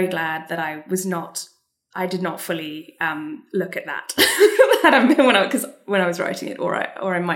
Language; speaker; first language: English; native; English